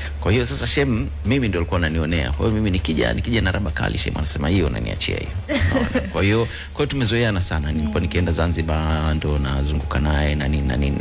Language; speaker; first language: Swahili; native; Swahili